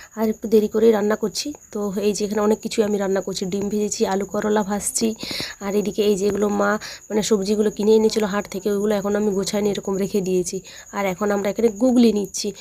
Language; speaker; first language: Bangla; non-native, local second language; Santali